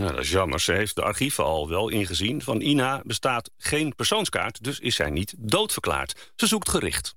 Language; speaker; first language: Dutch; native; Dutch